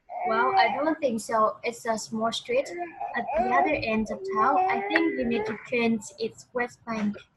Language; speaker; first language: English; non-native, fluent; Vietnamese